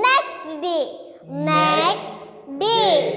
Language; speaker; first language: English; non-native, fluent; Pashto